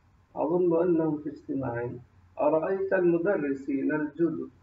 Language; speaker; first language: Arabic; non-native, fluent; Urdu